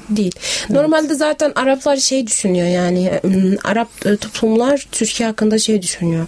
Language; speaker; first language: Turkish; non-native, fluent; Arabic